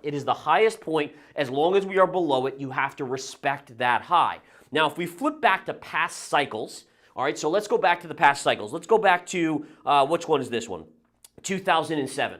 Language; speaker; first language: English; native; English